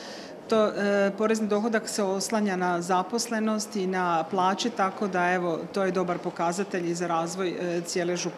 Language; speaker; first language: Croatian; native; Croatian